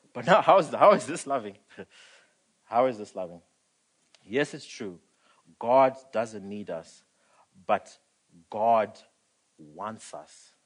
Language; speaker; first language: English; non-native, local second language; Shona